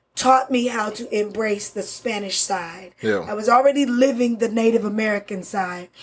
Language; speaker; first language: English; early bilingual, other home language; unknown